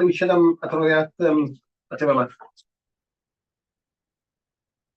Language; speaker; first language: Welsh; native; Welsh